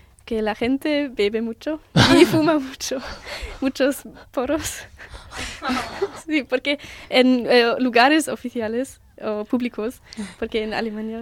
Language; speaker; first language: Spanish; non-native, learner; German